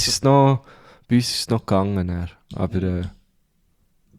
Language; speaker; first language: German; native; German